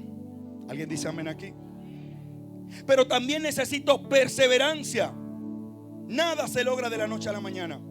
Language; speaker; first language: Spanish; native; Spanish